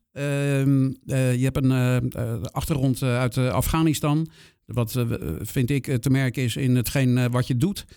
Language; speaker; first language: Dutch; native; Dutch